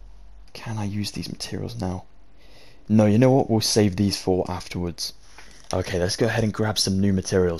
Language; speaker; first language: English; native; English